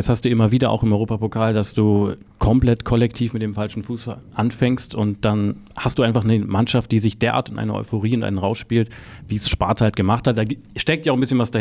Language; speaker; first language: German; native; German